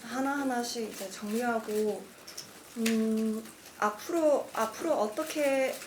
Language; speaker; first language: Korean; non-native, fluent; Cantonese